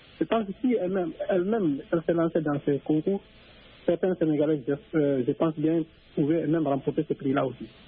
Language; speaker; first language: French; non-native, local second language; Fula